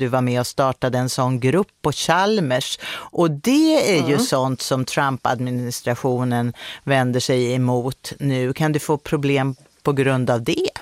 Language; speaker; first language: Swedish; native; Swedish